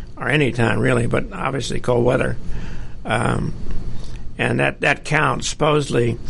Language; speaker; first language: English; native; English